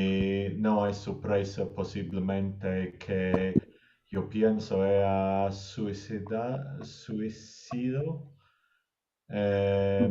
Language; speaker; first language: Spanish; non-native, learner; English